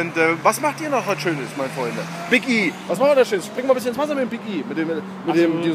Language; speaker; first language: German; native; German